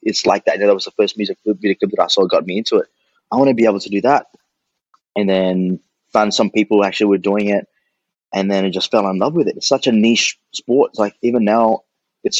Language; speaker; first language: English; early bilingual, other home language; Indonesian